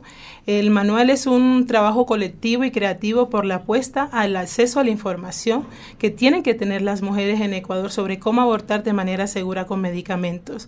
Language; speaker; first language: Spanish; native; Spanish